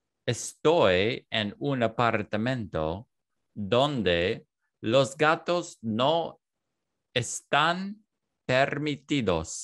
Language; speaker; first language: Spanish; non-native, learner; English